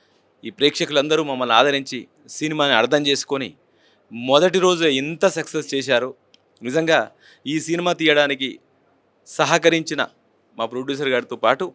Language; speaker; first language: Telugu; native; Telugu